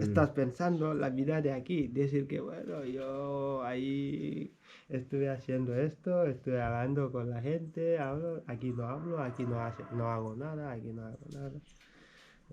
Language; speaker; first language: Spanish; non-native, fluent; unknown